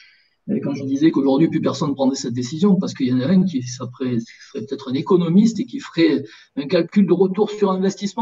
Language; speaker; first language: French; native; French